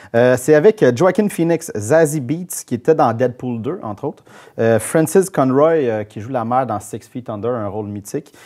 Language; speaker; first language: French; native; French